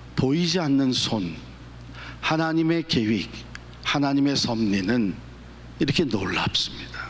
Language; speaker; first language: Korean; native; Korean